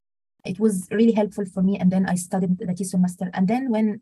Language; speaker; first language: English; non-native, fluent; Arabic